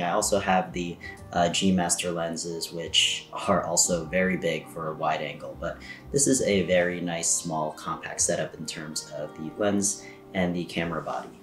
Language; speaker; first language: English; native; English